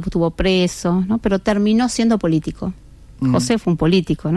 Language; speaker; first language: Spanish; native; Spanish